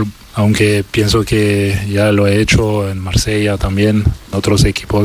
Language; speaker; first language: Spanish; non-native, fluent; French